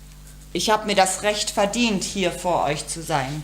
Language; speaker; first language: German; native; German